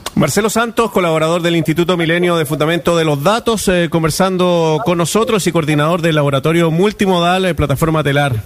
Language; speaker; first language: Spanish; native; Spanish